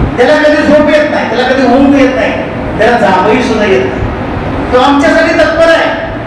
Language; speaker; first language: Marathi; non-native, local second language; Urdu